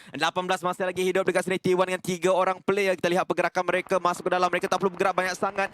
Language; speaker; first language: Malay; native; Malay